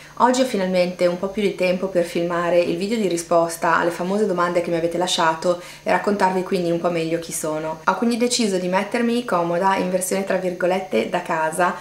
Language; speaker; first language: Italian; native; Italian